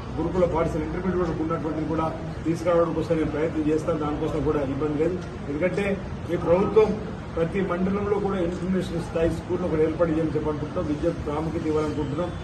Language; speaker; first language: Telugu; native; Telugu